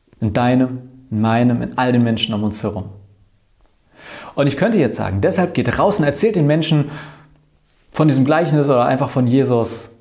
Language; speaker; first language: German; native; German